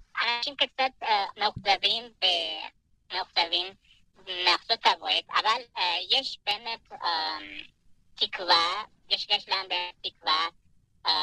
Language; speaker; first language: Hebrew; non-native, fluent; Persian